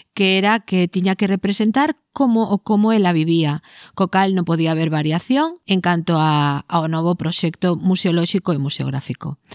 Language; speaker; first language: Galician; native; Galician